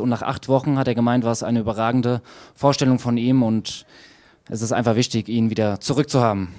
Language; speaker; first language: German; native; German